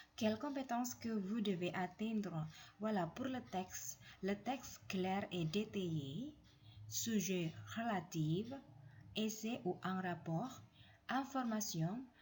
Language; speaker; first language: French; non-native, fluent; Indonesian